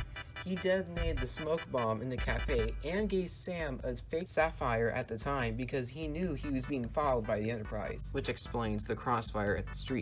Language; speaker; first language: English; native; English